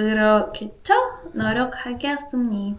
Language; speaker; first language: Korean; non-native, learner; Russian